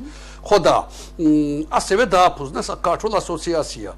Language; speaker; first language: Georgian; early bilingual, heritage; Georgian